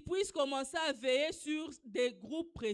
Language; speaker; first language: French; non-native, local second language; Swahili